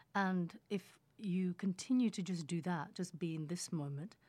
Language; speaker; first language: English; early bilingual, other home language; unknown